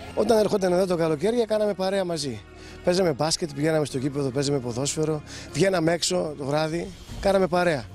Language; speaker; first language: Greek; native; Greek